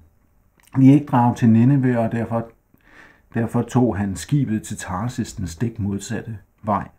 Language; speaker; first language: Danish; native; Danish